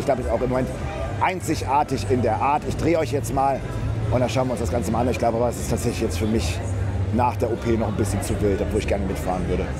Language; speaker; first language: German; native; German